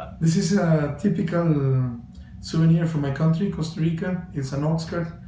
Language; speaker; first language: English; non-native, fluent; Spanish